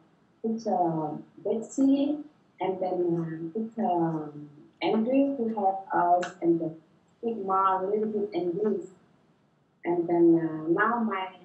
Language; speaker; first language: English; non-native, learner; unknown